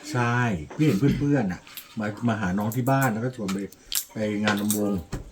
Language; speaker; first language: Thai; native; Thai